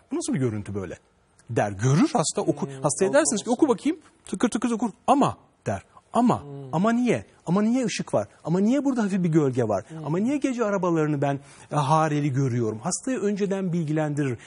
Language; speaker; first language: Turkish; native; Turkish